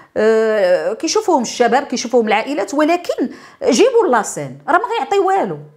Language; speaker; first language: Arabic; native; Arabic